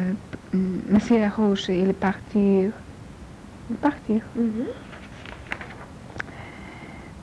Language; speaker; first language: French; non-native, learner; Polish